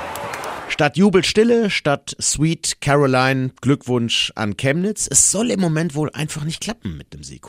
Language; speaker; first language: German; native; German